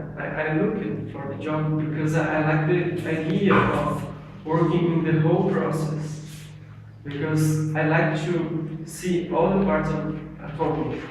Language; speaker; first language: English; non-native, learner; Portuguese